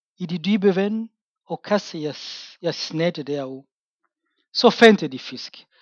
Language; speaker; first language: Danish; non-native, fluent; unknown